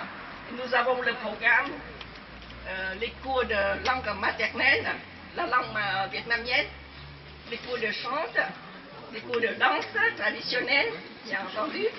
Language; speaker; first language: French; non-native, fluent; Vietnamese